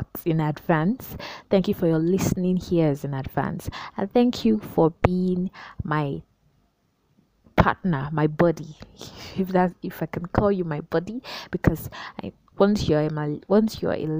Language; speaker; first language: English; non-native, local second language; Yoruba